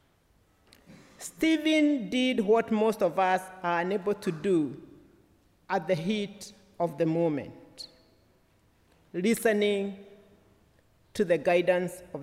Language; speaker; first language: English; non-native, local second language; Kikuyu